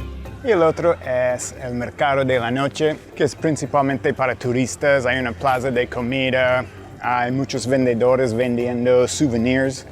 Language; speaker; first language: Spanish; non-native, fluent; English